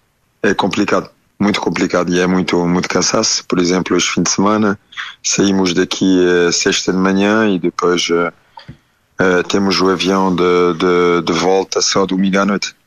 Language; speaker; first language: Portuguese; early bilingual, heritage; French